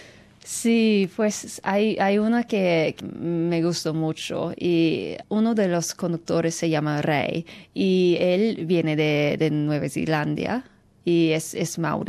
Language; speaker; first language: Spanish; non-native, fluent; English